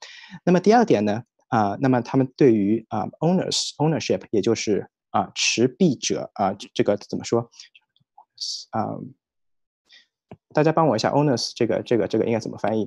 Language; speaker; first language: Chinese; native; Chinese